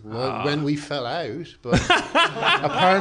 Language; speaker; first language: English; native; English